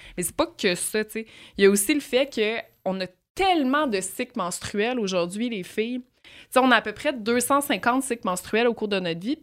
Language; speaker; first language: French; native; French